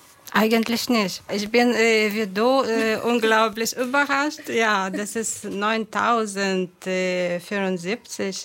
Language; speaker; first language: German; non-native, fluent; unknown